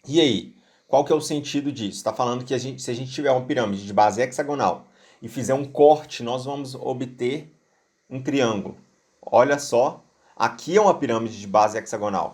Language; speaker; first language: Portuguese; native; Portuguese